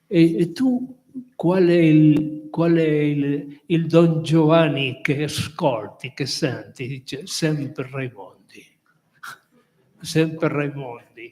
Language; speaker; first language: Italian; non-native, fluent; Spanish